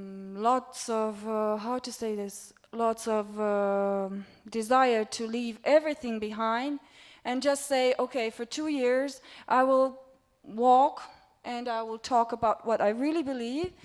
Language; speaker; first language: English; non-native, fluent; Romanian